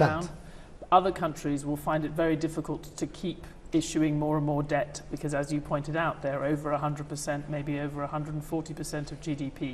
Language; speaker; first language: English; native; English